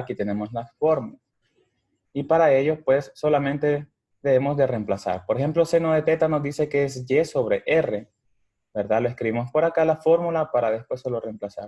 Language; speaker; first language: Spanish; native; Spanish